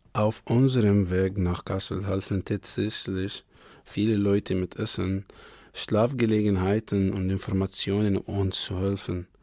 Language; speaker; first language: German; non-native, learner; Arabic